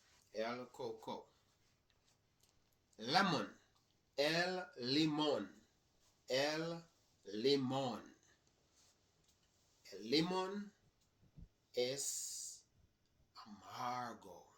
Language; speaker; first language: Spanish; non-native, learner; English